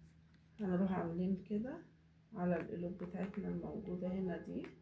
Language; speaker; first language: Arabic; native; Arabic